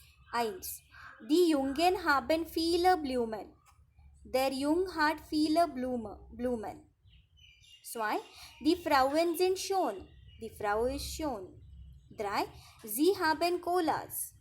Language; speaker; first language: German; non-native, fluent; Marathi